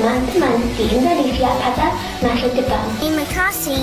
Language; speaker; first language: Indonesian; non-native, learner; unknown